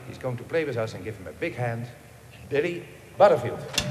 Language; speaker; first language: English; non-native, fluent; Dutch